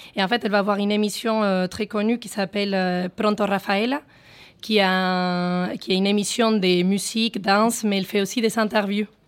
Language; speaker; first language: French; non-native, fluent; Spanish